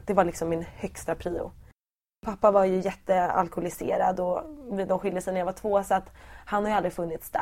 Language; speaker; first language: Swedish; native; Swedish